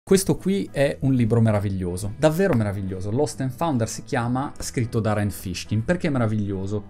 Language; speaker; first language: Italian; native; Italian